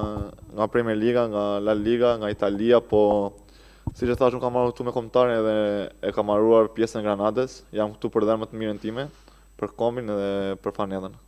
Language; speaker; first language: Albanian; native; Albanian